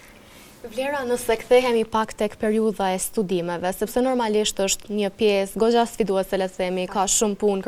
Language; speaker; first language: Albanian; native; Albanian